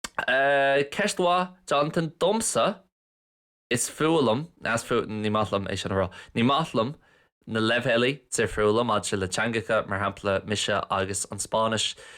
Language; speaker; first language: Irish; non-native, local second language; English